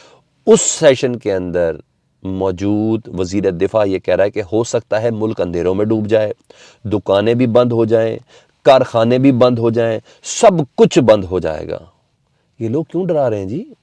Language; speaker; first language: Urdu; native; Urdu